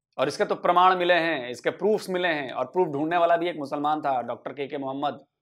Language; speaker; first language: Hindi; native; Hindi